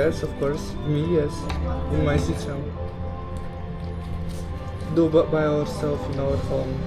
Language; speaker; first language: English; non-native, learner; Russian